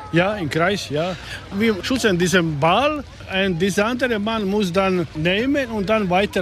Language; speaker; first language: German; non-native, learner; Croatian